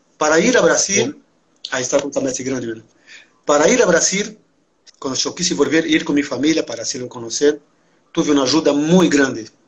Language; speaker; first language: Spanish; non-native, fluent; Portuguese